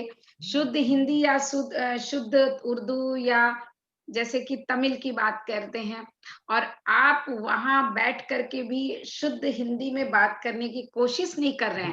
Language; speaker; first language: Hindi; native; Hindi